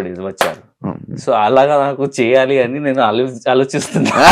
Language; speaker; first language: Telugu; non-native, learner; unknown